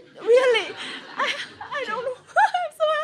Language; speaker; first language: English; non-native, learner; Vietnamese